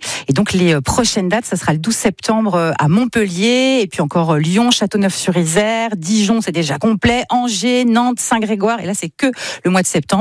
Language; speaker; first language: French; native; French